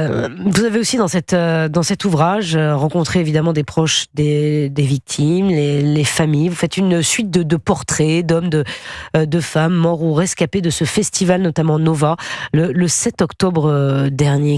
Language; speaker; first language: French; native; French